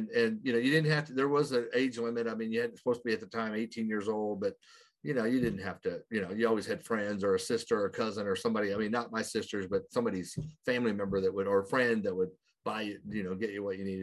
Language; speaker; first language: English; native; English